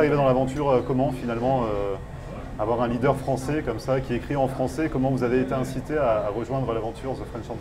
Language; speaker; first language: French; native; French